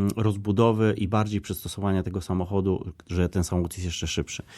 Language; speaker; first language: Polish; native; Polish